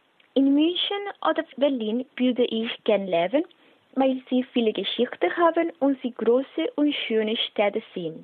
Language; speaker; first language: German; non-native, learner; Spanish